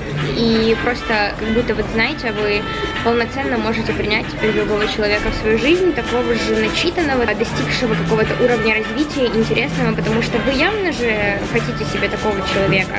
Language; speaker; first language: Russian; native; Russian